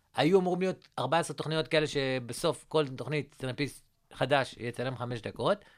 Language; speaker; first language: Hebrew; native; Hebrew